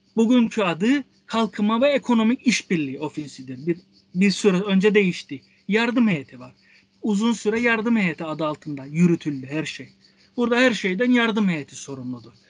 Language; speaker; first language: Turkish; native; Turkish